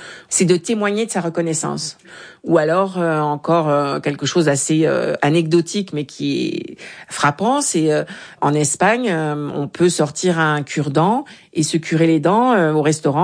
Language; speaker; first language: French; native; French